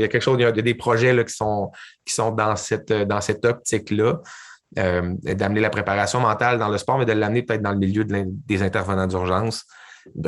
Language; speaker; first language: French; native; French